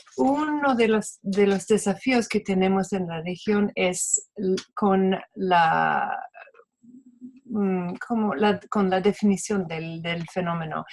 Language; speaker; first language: Spanish; non-native, fluent; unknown